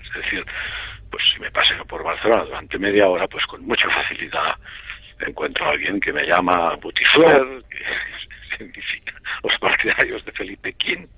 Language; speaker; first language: Spanish; native; Spanish